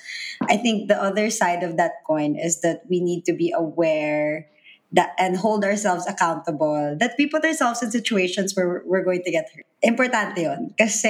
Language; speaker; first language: English; non-native, local second language; Filipino